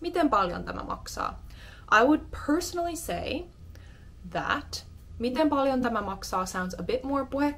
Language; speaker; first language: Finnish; non-native, fluent; English